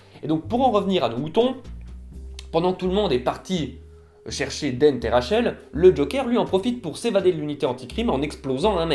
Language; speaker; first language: French; native; French